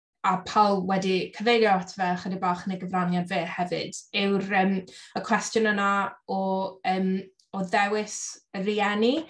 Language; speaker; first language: Welsh; native; Welsh